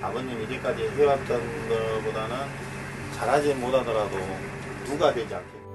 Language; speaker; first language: Korean; native; Korean